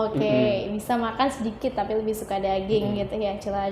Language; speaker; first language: Indonesian; native; Indonesian